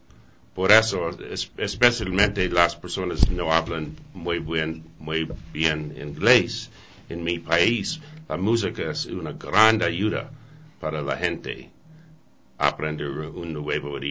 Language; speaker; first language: Spanish; non-native, learner; English